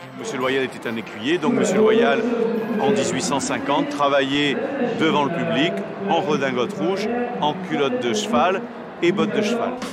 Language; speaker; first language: French; native; French